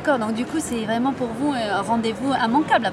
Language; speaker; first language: French; native; French